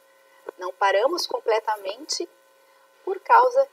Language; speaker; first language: Portuguese; native; Portuguese